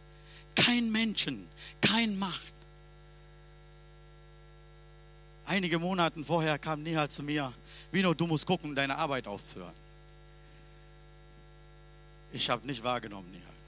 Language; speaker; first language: German; non-native, learner; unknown